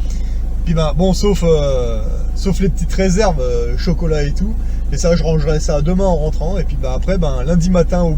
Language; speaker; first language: French; native; French